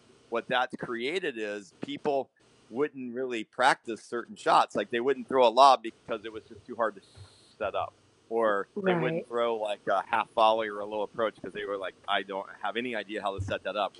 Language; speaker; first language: English; native; English